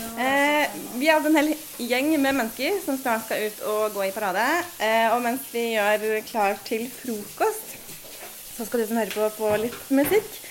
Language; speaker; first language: Norwegian; native; Norwegian